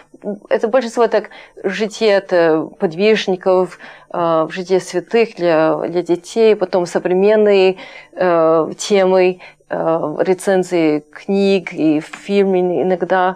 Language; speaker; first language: Russian; non-native, fluent; English